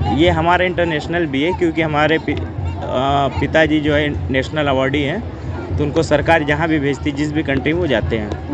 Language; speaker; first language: Hindi; native; Hindi